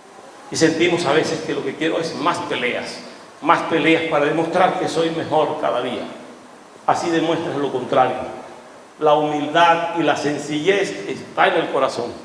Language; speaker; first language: Spanish; native; Spanish